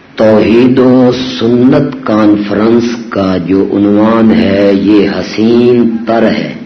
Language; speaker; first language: Urdu; non-native, local second language; Pashto